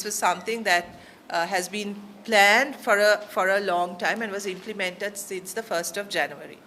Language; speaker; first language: English; non-native, local second language; Sinhala